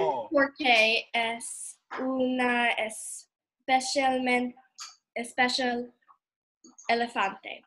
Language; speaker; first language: Spanish; non-native, learner; English